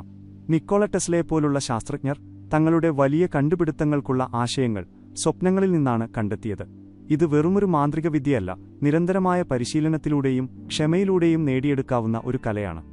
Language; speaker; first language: Malayalam; native; Malayalam